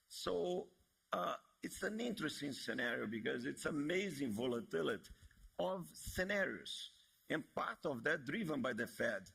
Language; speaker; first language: English; non-native, fluent; Portuguese